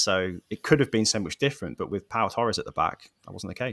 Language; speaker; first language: English; native; English